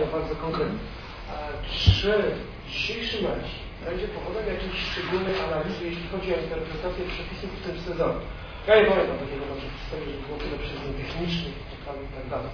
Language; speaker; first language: Polish; native; Polish